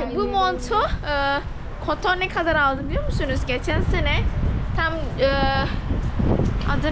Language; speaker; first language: Turkish; non-native, learner; Indonesian